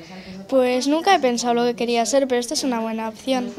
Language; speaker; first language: Spanish; native; Spanish